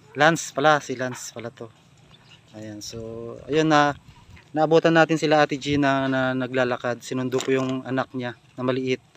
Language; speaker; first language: Filipino; non-native, local second language; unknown